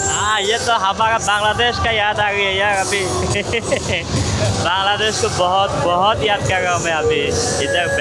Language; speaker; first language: Hindi; non-native, fluent; Bangla